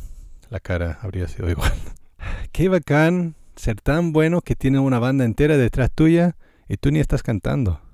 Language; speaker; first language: Spanish; non-native, fluent; English